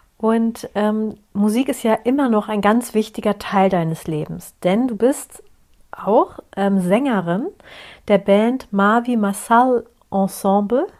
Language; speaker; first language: German; early bilingual, other home language; Turkish